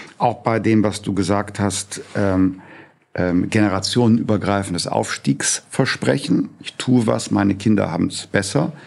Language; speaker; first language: German; native; German